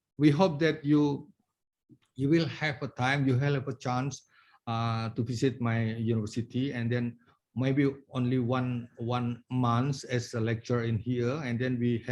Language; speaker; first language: English; non-native, learner; Indonesian